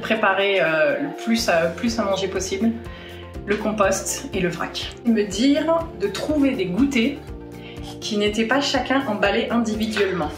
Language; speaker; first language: French; native; French